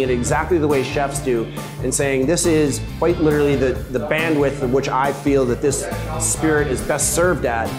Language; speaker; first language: English; native; English